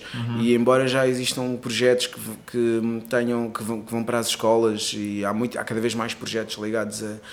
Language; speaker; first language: Portuguese; non-native, local second language; Kabuverdianu